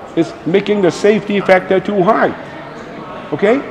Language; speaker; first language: English; non-native, local second language; Chinese